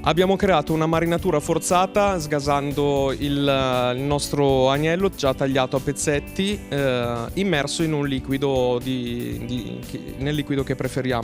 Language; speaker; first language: Italian; native; Italian